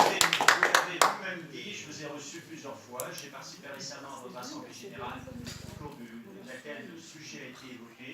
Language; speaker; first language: French; native; French